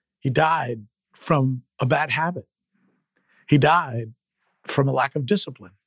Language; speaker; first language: English; early bilingual, other home language; Spanish